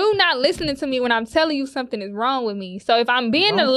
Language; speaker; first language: English; native; English